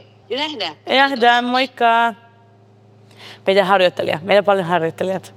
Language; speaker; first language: Finnish; early bilingual, other home language; Arabic